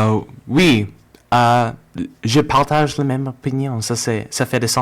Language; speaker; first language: French; non-native, learner; English